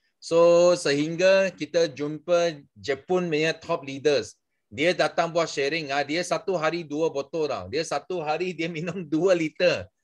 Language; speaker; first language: Malay; non-native, local second language; Chinese